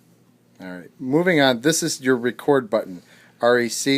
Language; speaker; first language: English; native; English